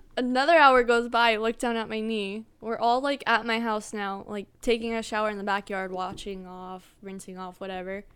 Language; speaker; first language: English; native; English